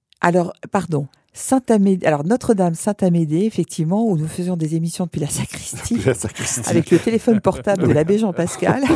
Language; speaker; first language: French; native; French